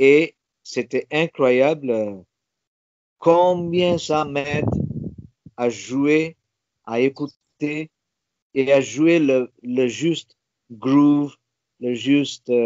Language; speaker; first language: French; non-native, fluent; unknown